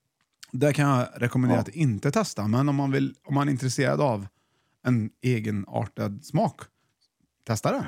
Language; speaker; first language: Swedish; native; Swedish